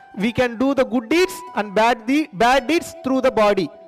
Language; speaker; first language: English; non-native, local second language; Tamil